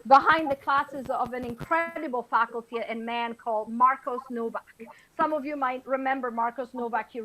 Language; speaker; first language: English; non-native, fluent; Italian